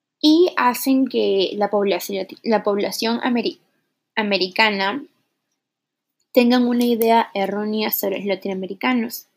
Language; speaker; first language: Spanish; early bilingual, heritage; Spanish